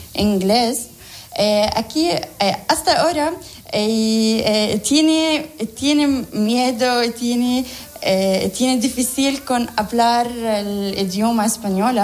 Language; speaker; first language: Spanish; non-native, learner; Arabic